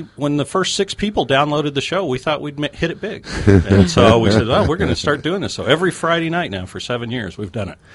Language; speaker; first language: English; native; English